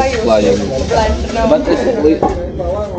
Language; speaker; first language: English; non-native, learner; Balinese